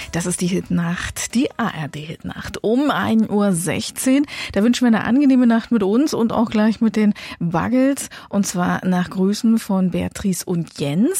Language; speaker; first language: German; native; German